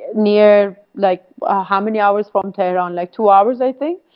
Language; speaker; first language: English; non-native, fluent; Persian